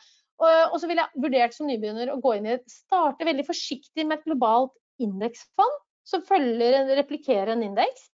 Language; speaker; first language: Norwegian; native; Norwegian